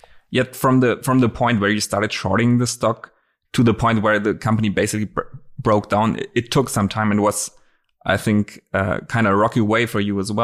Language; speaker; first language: English; non-native, fluent; German